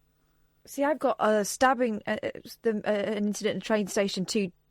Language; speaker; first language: English; native; English